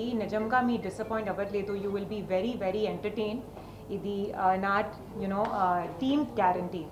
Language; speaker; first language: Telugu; non-native, learner; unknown